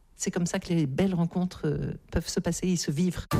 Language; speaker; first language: French; native; French